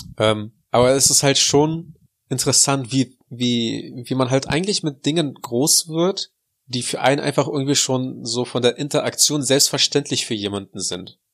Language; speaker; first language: German; early bilingual, other home language; Russian